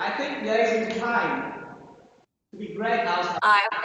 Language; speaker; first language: English; non-native, learner; Vietnamese